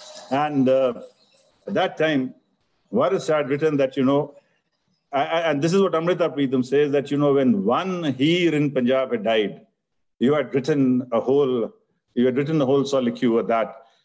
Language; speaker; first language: English; non-native, local second language; Punjabi